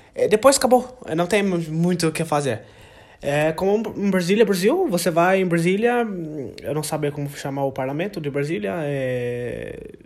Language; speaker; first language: Portuguese; non-native, learner; English